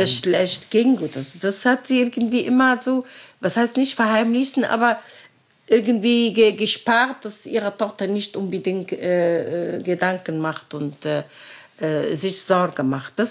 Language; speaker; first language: German; non-native, learner; Arabic